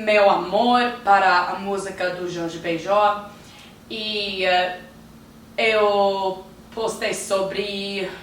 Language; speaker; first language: Portuguese; non-native, learner; English